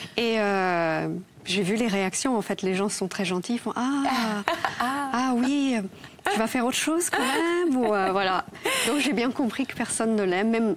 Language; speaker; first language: French; non-native, fluent; Polish